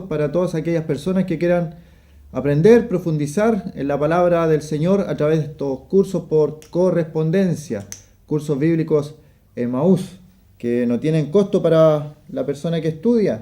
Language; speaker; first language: Spanish; native; Spanish